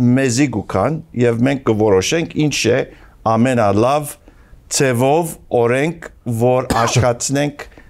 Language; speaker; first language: Armenian; early bilingual, heritage; Armenian